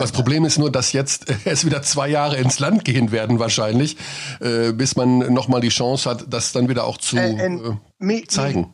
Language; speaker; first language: German; native; German